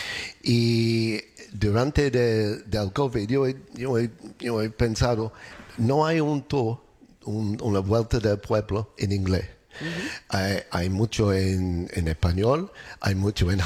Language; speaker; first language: Spanish; non-native, learner; English